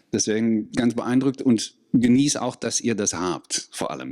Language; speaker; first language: German; non-native, fluent; Dutch